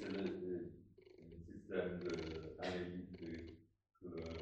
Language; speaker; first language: French; non-native, fluent; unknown